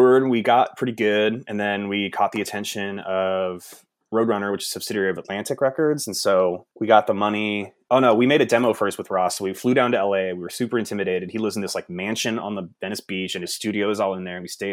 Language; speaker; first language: English; native; English